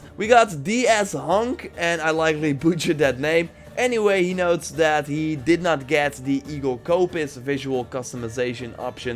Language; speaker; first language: English; non-native, fluent; Dutch